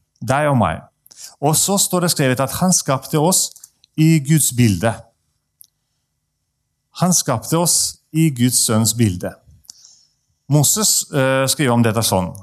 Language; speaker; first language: Norwegian; non-native, fluent; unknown